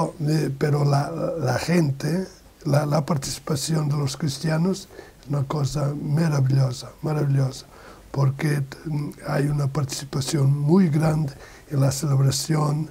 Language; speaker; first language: Spanish; non-native, learner; Portuguese